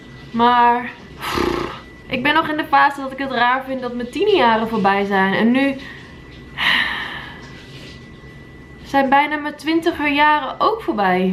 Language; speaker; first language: Dutch; native; Dutch